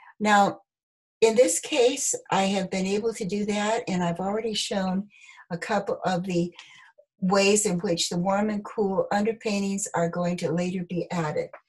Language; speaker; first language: English; native; English